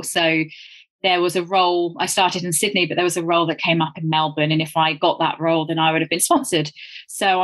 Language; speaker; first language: English; native; English